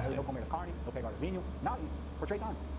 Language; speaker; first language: Portuguese; non-native, learner; English